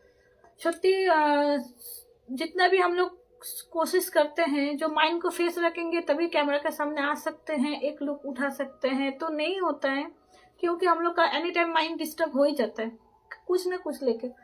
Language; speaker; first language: Hindi; non-native, local second language; Bangla